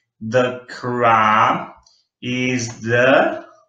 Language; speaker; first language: English; non-native, fluent; Portuguese